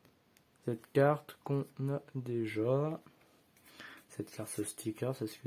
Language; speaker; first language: French; native; French